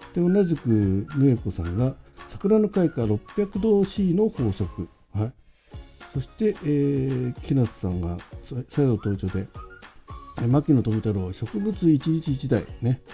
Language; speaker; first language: Japanese; native; Japanese